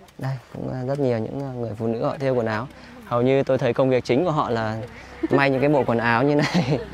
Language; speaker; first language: Vietnamese; native; Vietnamese